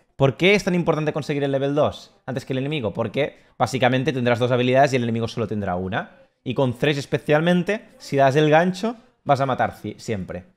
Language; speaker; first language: Spanish; native; Spanish